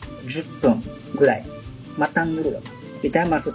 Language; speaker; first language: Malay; non-native, learner; Japanese